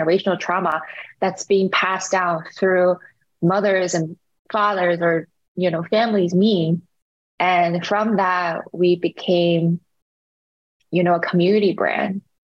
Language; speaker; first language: English; native; English